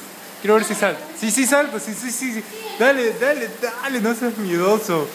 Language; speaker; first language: Spanish; native; Spanish